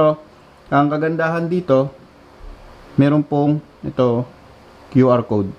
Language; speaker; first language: Filipino; native; Filipino